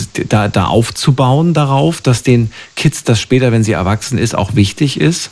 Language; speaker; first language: German; native; German